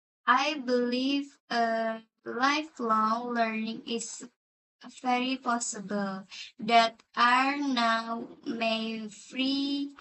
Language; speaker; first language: English; non-native, learner; Indonesian